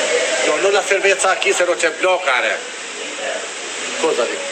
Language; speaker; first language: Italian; non-native, fluent; Albanian